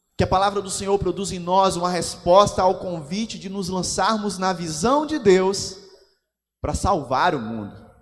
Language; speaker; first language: Portuguese; native; Portuguese